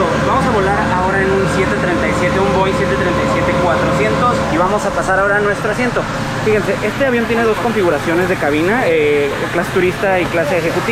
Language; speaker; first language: Spanish; native; Spanish